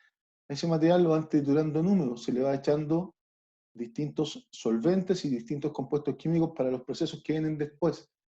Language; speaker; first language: Spanish; native; Spanish